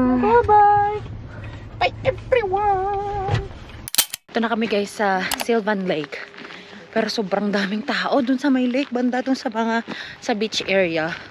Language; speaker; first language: Filipino; native; Filipino